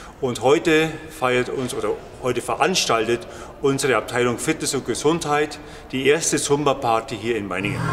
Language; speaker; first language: German; native; German